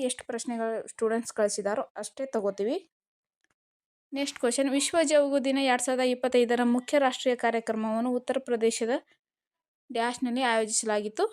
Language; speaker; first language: Kannada; native; Kannada